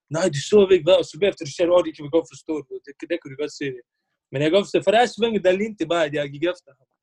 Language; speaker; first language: Danish; early bilingual, other home language; Bosnian